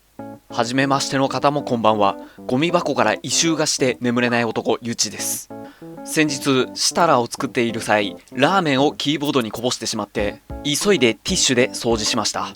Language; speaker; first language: Japanese; native; Japanese